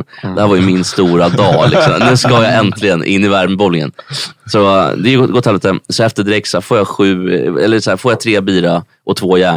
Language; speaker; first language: Swedish; native; Swedish